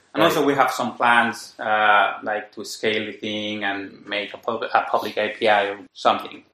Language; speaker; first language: English; non-native, fluent; Spanish